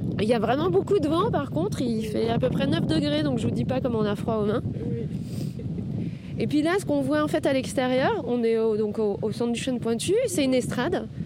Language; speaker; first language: French; native; French